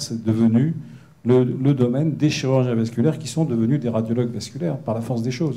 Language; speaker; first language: French; native; French